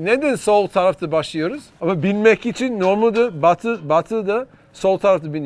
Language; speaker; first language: Turkish; non-native, learner; English